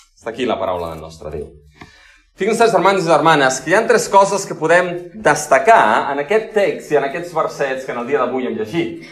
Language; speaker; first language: Catalan; non-native, local second language; Spanish